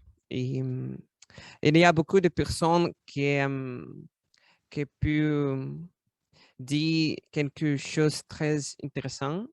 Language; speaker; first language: French; non-native, learner; Russian